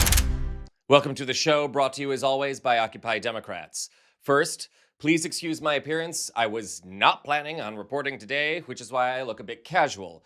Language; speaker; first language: English; native; English